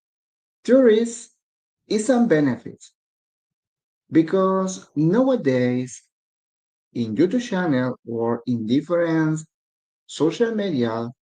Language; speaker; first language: English; non-native, learner; Spanish